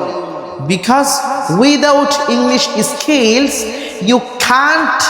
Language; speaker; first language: English; non-native, learner; Bangla